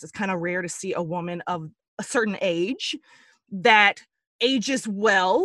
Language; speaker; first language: English; native; English